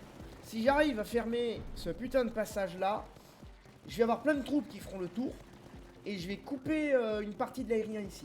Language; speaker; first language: French; native; French